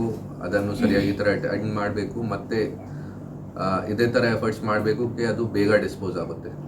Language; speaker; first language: Kannada; non-native, fluent; Hindi